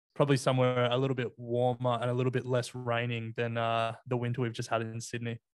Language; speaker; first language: English; native; English